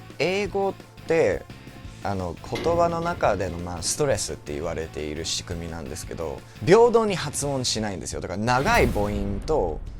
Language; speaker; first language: Japanese; non-native, fluent; English